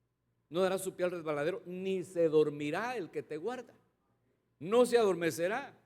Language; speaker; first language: Spanish; native; Spanish